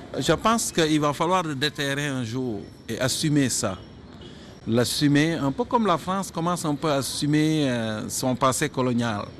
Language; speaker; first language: French; non-native, local second language; Wolof